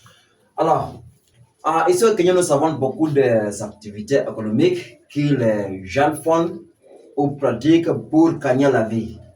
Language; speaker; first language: French; non-native, fluent; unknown